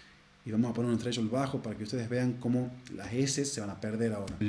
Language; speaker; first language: Spanish; native; Spanish